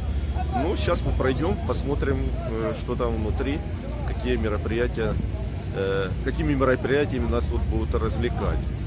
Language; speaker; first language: Russian; native; Russian